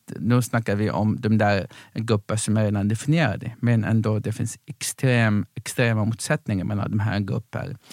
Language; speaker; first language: Swedish; non-native, fluent; Arabic